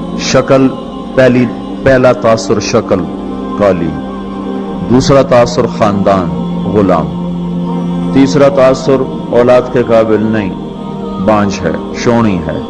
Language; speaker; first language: Urdu; non-native, local second language; Punjabi